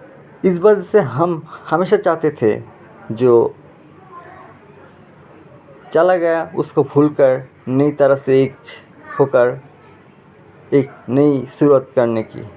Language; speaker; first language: Hindi; non-native, fluent; Bangla